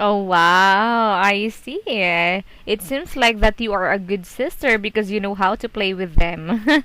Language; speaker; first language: English; non-native, fluent; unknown